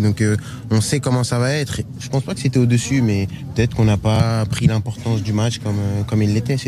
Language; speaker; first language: French; native; French